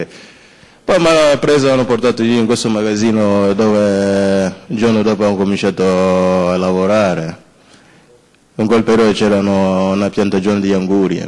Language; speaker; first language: Italian; non-native, fluent; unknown